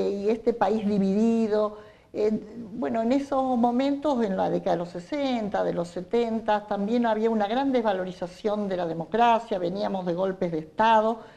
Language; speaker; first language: Spanish; native; Spanish